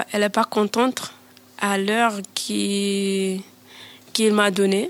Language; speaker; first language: French; non-native, learner; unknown